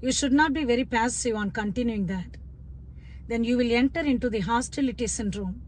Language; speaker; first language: English; non-native, local second language; Tamil